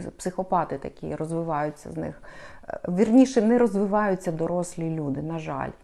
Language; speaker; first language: Ukrainian; non-native, local second language; Russian